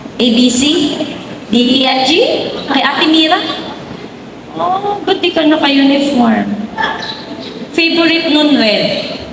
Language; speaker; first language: Filipino; native; Filipino